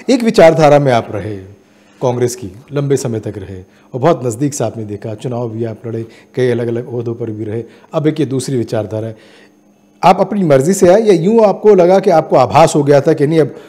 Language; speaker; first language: Hindi; native; Hindi